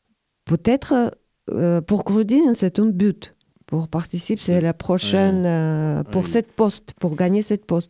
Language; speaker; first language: French; non-native, learner; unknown